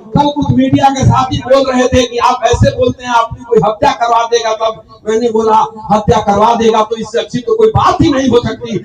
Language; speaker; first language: Hindi; native; Hindi